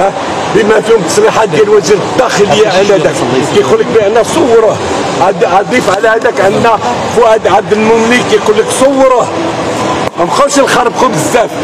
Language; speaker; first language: Arabic; native; Arabic